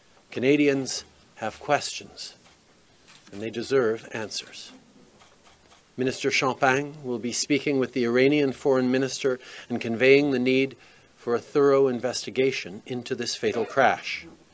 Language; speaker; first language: English; native; English